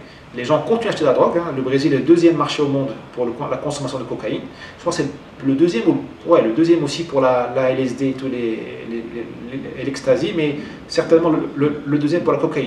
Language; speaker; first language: French; non-native, local second language; Arabic